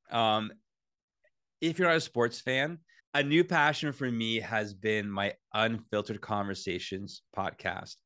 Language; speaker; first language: English; native; English